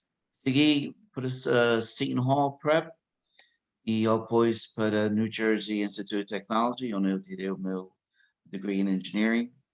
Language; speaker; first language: Portuguese; early bilingual, heritage; English